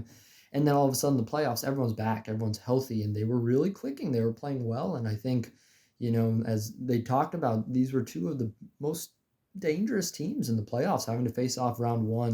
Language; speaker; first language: English; native; English